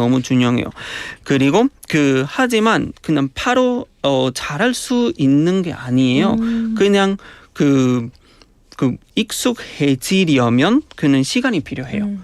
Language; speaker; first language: Korean; non-native, fluent; Spanish